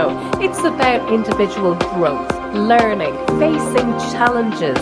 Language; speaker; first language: English; native; English